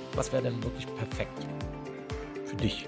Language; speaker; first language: German; native; German